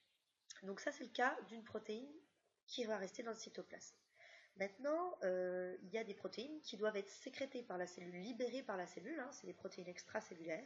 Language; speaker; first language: French; native; French